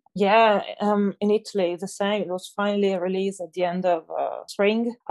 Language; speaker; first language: English; non-native, fluent; German